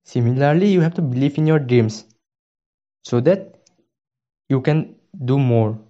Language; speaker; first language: English; non-native, local second language; Assamese